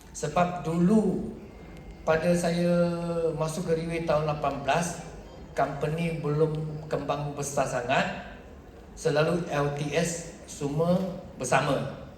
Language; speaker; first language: Malay; non-native, local second language; Chinese